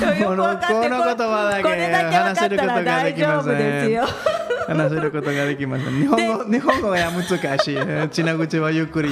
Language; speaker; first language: Japanese; non-native, learner; Catalan